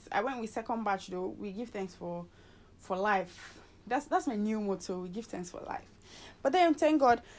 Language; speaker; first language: English; native; English